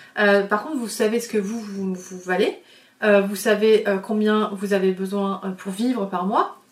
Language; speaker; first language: French; native; French